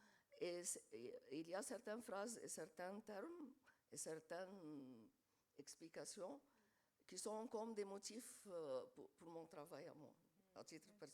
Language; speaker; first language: French; non-native, fluent; Arabic